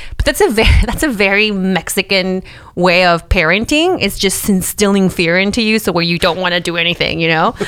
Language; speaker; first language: English; early bilingual, other home language; Spanish